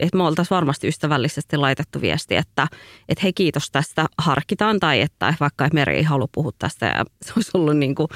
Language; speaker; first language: Finnish; early bilingual, other home language; Tigrinya